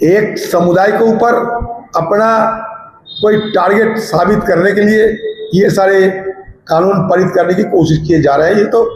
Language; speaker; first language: Hindi; non-native, local second language; Bangla